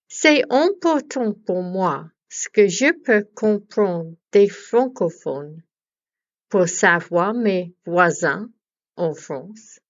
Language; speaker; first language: French; non-native, learner; English